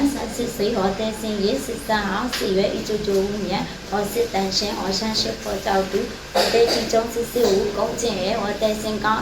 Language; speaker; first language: Chinese; non-native, learner; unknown